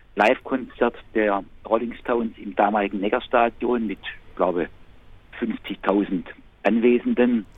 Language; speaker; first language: German; native; German